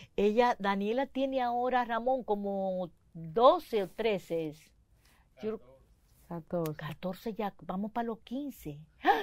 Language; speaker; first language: Spanish; native; Spanish